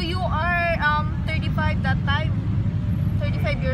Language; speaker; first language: English; non-native, local second language; Filipino